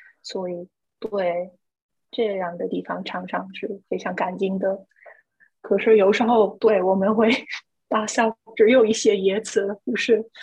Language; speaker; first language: Chinese; non-native, fluent; English